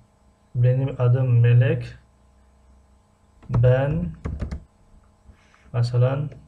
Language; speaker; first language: Turkish; non-native, fluent; Tajik